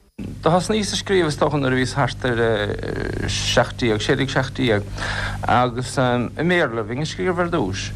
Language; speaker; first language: Irish; non-native, local second language; English